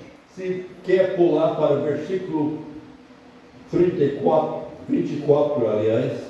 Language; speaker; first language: Portuguese; non-native, fluent; English